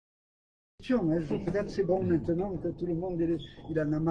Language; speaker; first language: French; native; French